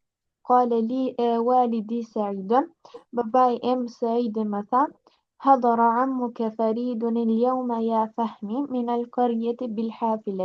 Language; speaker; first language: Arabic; non-native, learner; Albanian